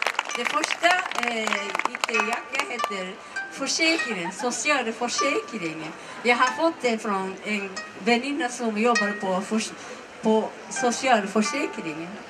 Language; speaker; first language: Swedish; non-native, learner; Japanese